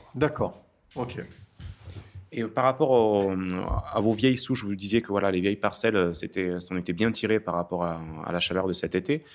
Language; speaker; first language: French; native; French